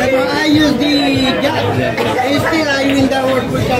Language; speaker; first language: English; non-native, learner; Filipino